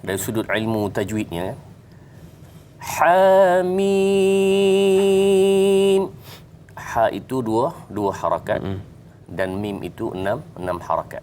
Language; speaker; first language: Malay; native; Malay